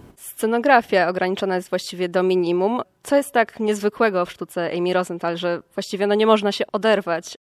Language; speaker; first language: Polish; native; Polish